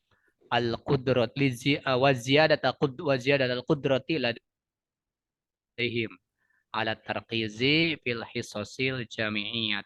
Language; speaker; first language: Arabic; non-native, fluent; Indonesian